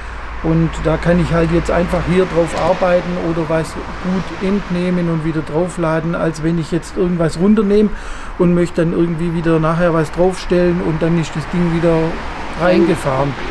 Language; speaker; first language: German; native; German